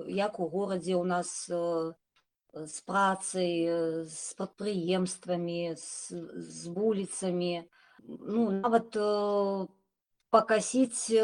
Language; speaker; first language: Belarusian; native; Belarusian